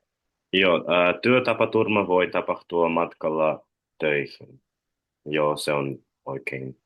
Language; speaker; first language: Finnish; non-native, learner; Russian